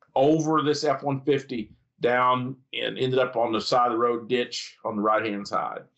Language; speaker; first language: English; native; English